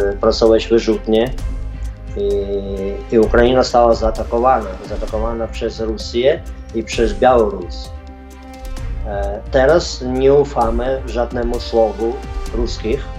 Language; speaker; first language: Polish; non-native, fluent; Ukrainian